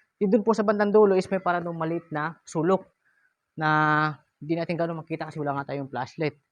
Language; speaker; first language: Filipino; non-native, local second language; Bikol